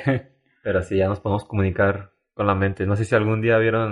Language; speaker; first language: Spanish; native; Spanish